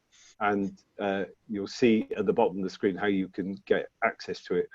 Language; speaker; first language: English; native; English